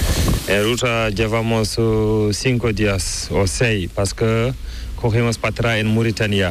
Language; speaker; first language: Spanish; non-native, learner; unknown